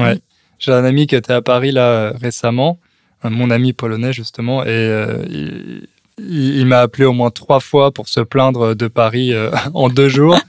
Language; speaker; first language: French; native; French